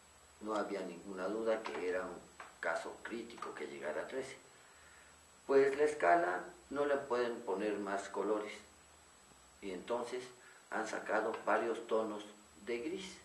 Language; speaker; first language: Spanish; native; Spanish